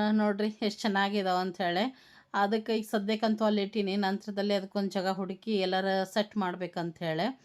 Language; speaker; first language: Kannada; native; Kannada